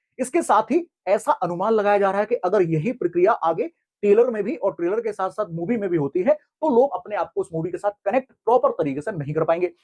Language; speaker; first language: Hindi; native; Hindi